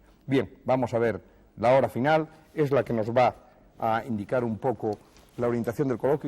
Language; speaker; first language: Spanish; native; Spanish